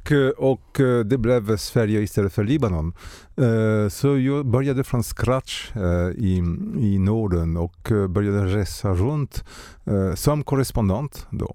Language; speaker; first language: Swedish; non-native, fluent; French